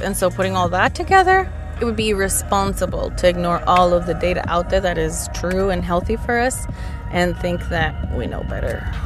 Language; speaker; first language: English; early bilingual, other home language; Spanish